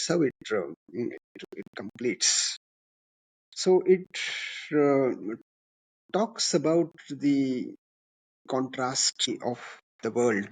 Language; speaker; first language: English; non-native, local second language; Kannada